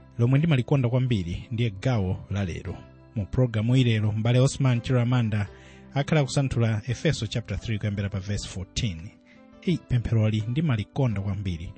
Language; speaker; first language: Nyanja; native; Nyanja